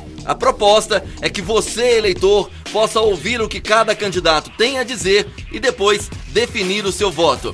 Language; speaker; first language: Portuguese; native; Portuguese